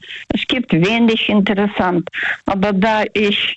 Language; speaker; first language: German; early bilingual, other home language; Russian